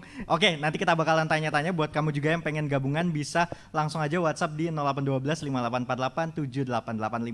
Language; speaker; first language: Indonesian; native; Indonesian